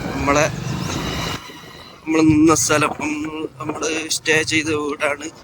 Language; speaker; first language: Malayalam; native; Malayalam